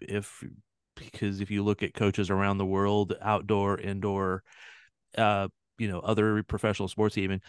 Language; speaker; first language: English; native; English